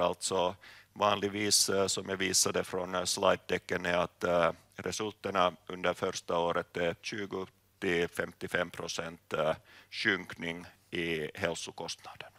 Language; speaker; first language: Swedish; non-native, local second language; Finnish